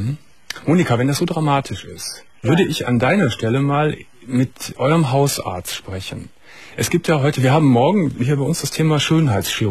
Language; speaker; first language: German; native; German